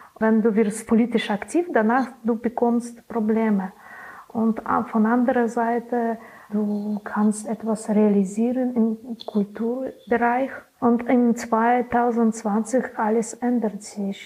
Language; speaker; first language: German; non-native, learner; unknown